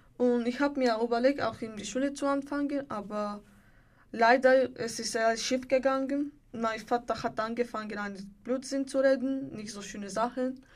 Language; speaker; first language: German; non-native, learner; Bulgarian